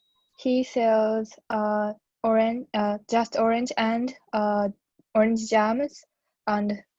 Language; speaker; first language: English; non-native, learner; Japanese